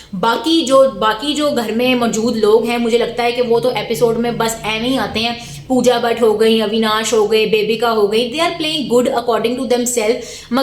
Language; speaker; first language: Urdu; native; Urdu